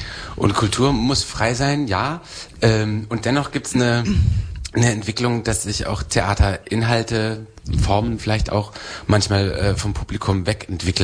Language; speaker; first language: German; native; German